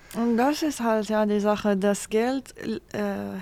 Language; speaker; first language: German; non-native, fluent; Arabic